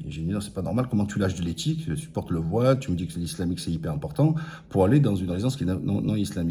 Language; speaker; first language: French; native; French